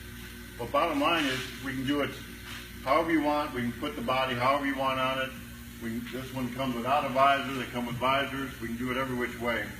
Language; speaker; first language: English; native; English